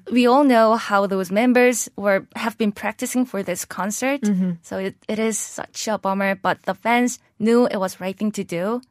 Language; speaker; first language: English; non-native, fluent; Korean